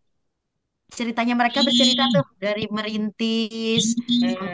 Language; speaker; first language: Indonesian; native; Indonesian